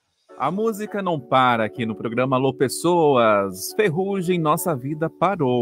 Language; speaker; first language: Portuguese; native; Portuguese